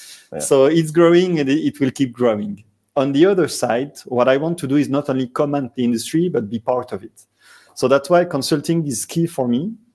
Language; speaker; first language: English; non-native, fluent; French